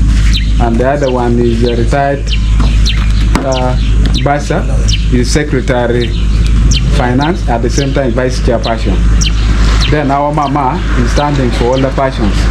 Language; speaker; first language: English; non-native, local second language; Acoli